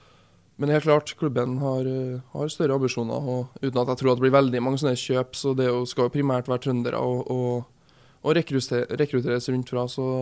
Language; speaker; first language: Norwegian; native; Norwegian